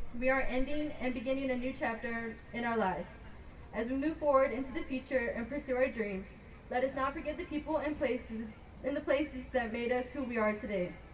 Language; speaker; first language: English; early bilingual, other home language; Spanish